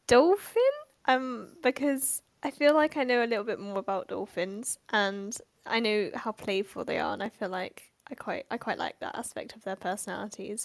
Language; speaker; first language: English; native; English